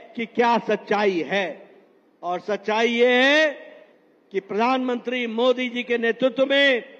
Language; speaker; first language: Hindi; native; Hindi